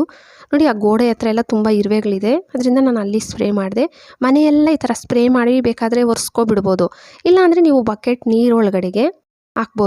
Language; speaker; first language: Kannada; native; Kannada